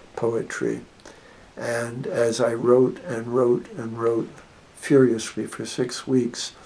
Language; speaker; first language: English; native; English